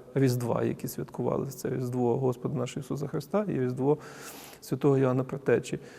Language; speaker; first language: Ukrainian; native; Ukrainian